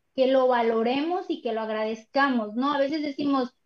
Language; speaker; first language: Spanish; native; Spanish